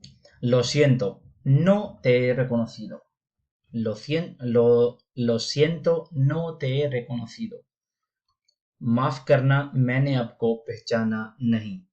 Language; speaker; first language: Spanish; non-native, fluent; Urdu